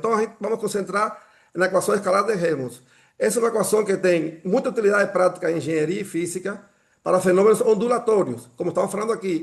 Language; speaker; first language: Portuguese; non-native, fluent; Spanish